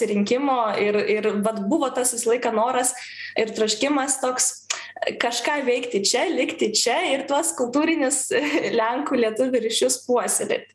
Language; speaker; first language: Lithuanian; non-native, local second language; Polish